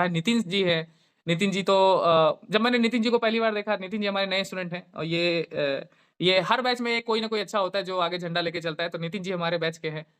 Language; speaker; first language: Hindi; native; Hindi